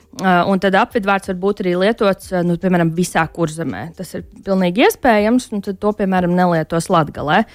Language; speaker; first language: Latvian; native; Latvian